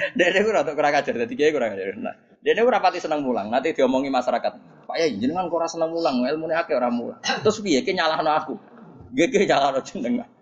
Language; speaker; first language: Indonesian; non-native, local second language; Javanese